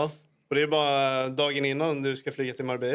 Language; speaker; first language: Swedish; native; Swedish